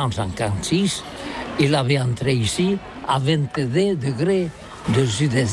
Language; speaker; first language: French; non-native, learner; Catalan